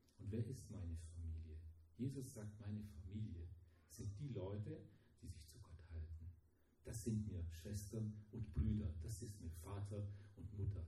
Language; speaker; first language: German; early bilingual, heritage; German